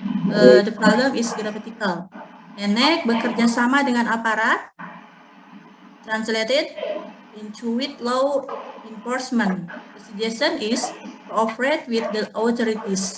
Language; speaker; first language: English; non-native, learner; Indonesian